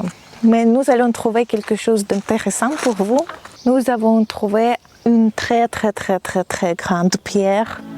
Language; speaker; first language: French; non-native, fluent; Russian